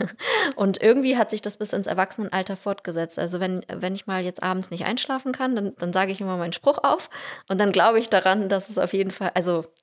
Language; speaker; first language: German; early bilingual, other home language; Russian